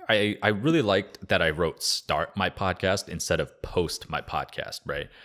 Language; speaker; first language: English; native; English